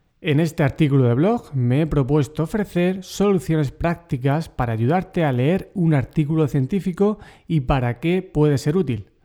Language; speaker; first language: Spanish; native; Spanish